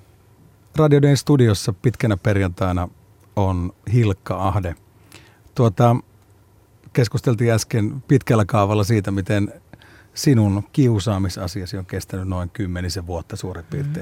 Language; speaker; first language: Finnish; native; Finnish